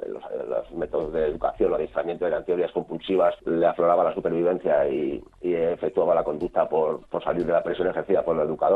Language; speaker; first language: Spanish; native; Spanish